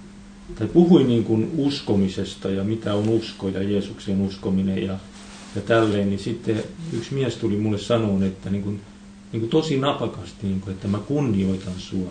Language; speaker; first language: Finnish; native; Finnish